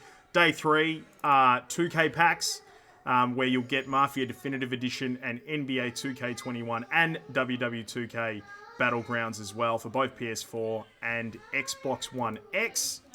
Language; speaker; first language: English; native; English